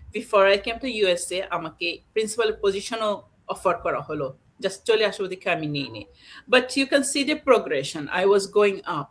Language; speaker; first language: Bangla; early bilingual, heritage; Bangla